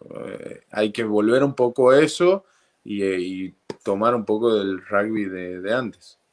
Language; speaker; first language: Spanish; native; Spanish